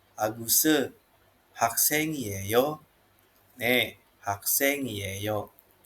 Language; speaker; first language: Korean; non-native, fluent; Indonesian